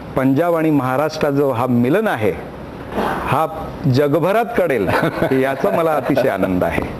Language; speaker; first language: Marathi; non-native, local second language; Punjabi